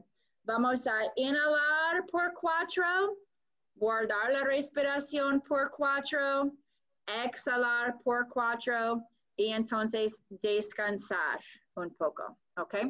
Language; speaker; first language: Spanish; non-native, fluent; English